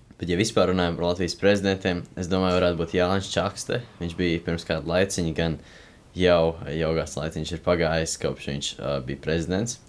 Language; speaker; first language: Latvian; native; Latvian